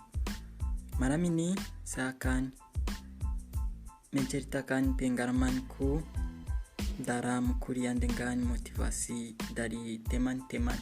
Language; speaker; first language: Indonesian; non-native, fluent; Kinyarwanda